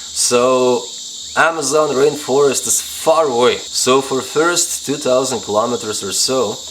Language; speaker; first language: English; non-native, fluent; Lithuanian